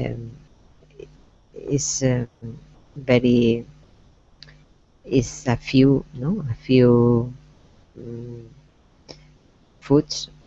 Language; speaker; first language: English; non-native, learner; Spanish